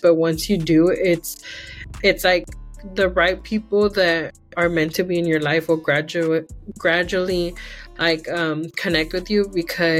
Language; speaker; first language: English; early bilingual, other home language; Spanish